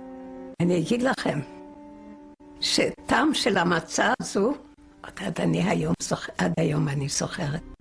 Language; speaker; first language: Hebrew; non-native, fluent; Yiddish